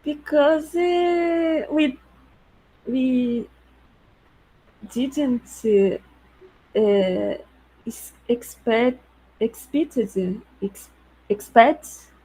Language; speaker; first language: English; non-native, learner; Portuguese